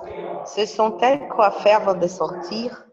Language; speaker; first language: French; non-native, learner; Portuguese